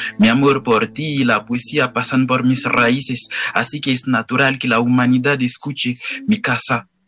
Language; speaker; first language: Spanish; non-native, fluent; Haitian Creole